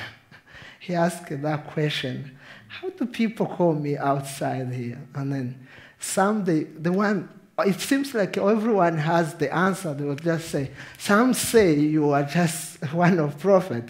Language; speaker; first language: English; non-native, local second language; Kinyarwanda